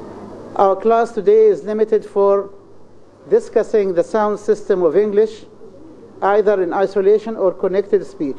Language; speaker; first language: English; non-native, fluent; Arabic